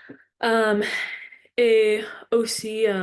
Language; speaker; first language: French; non-native, learner; English